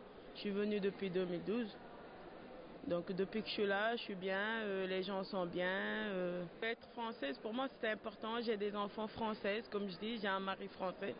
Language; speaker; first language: French; non-native, local second language; Wolof